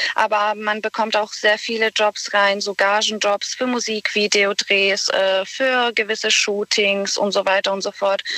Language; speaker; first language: German; non-native, fluent; Bosnian